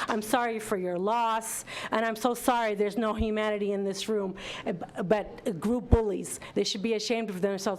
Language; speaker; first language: English; non-native, fluent; Arabic